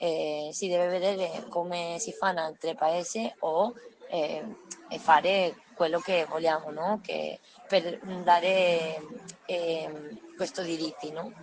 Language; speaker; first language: Italian; non-native, learner; Spanish